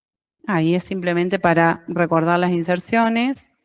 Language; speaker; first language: Spanish; native; Spanish